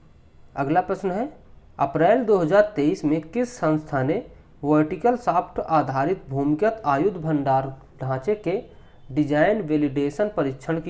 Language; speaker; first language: Hindi; native; Hindi